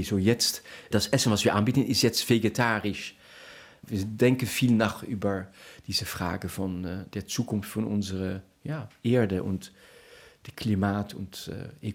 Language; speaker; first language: German; non-native, fluent; Dutch